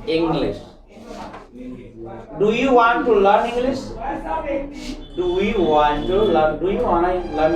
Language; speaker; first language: English; non-native, local second language; Hindi